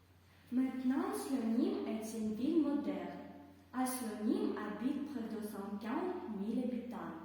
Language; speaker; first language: French; non-native, learner; Russian